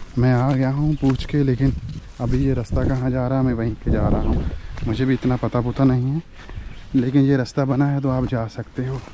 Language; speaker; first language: Hindi; native; Hindi